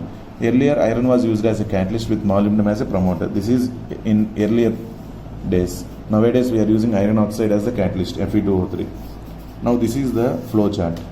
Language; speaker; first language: English; non-native, local second language; Telugu